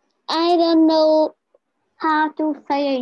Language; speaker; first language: English; non-native, learner; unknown